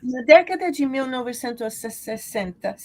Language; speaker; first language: Portuguese; non-native, learner; English